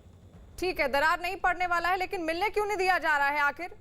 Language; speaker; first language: Hindi; native; Hindi